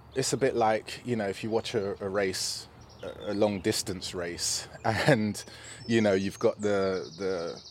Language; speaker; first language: English; native; English